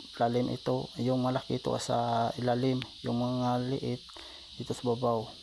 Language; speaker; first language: Filipino; non-native, local second language; Cebuano